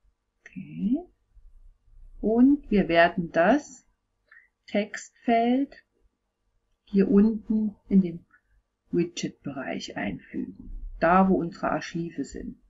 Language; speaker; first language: German; native; German